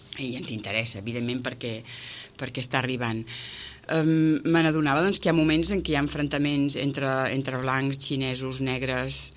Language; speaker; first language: Catalan; native; Catalan